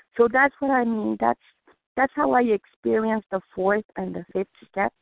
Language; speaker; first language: English; non-native, fluent; Spanish